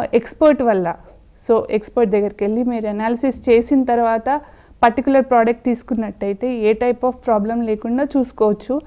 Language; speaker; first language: Telugu; native; Telugu